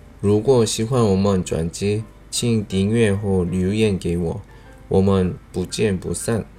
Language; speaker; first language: Chinese; non-native, learner; Korean